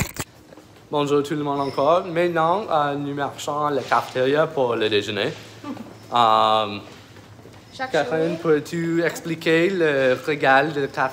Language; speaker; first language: French; non-native, learner; English